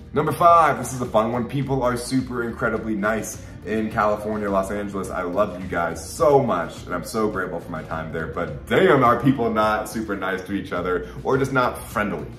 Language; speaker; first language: English; native; English